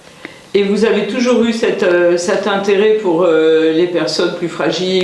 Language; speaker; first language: French; native; French